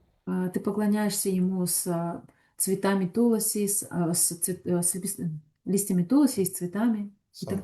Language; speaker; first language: Russian; native; Russian